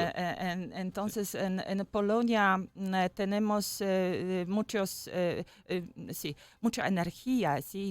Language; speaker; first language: Spanish; non-native, fluent; Polish